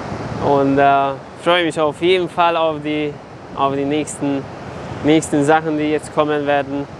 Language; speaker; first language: German; non-native, fluent; Serbian